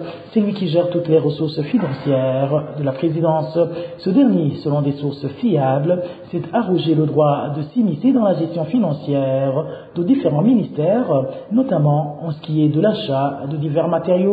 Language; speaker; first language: French; non-native, local second language; Rundi